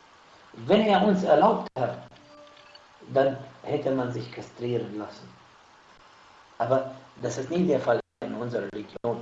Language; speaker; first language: German; non-native, fluent; Arabic